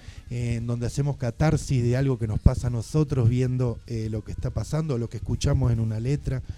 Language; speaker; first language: Spanish; native; Spanish